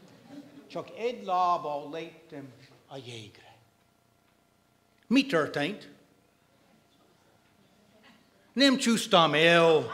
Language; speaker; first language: Hungarian; non-native, fluent; English